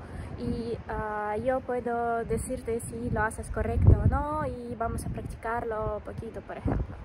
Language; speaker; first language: Spanish; non-native, fluent; Russian